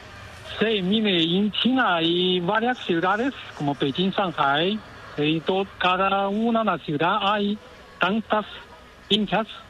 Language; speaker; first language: Spanish; non-native, learner; Chinese